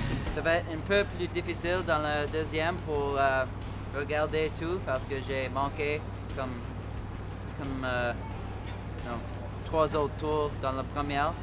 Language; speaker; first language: French; non-native, local second language; English